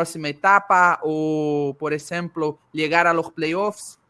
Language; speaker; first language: Spanish; non-native, learner; Portuguese